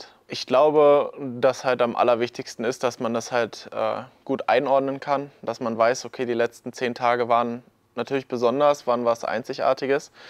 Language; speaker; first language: German; native; German